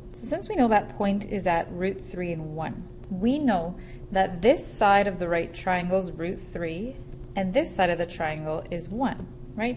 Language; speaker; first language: English; native; English